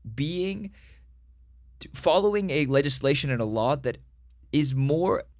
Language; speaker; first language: English; native; English